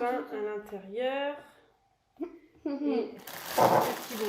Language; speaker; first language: French; native; French